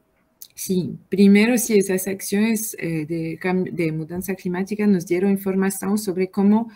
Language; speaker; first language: Portuguese; non-native, learner; French